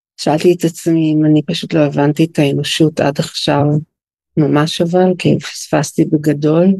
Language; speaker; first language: Hebrew; native; Hebrew